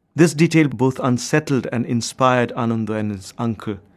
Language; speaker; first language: English; non-native, local second language; Bangla